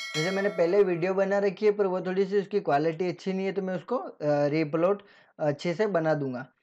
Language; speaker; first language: Hindi; native; Hindi